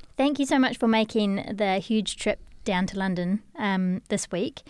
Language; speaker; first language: English; native; English